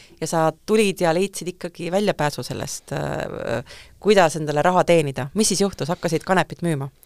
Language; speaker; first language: Estonian; native; Estonian